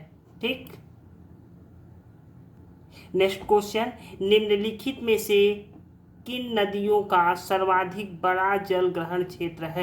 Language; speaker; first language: Hindi; native; Hindi